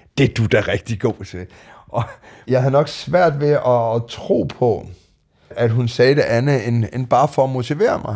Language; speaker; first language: Danish; native; Danish